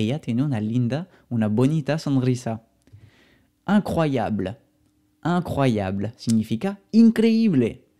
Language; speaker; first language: Spanish; non-native, fluent; French